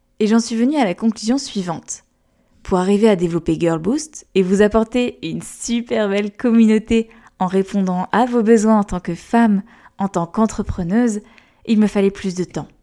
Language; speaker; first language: French; native; French